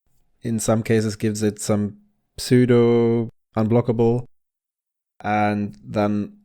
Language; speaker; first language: English; non-native, fluent; German